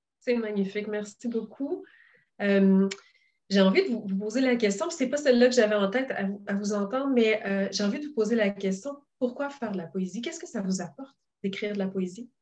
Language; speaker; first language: French; native; French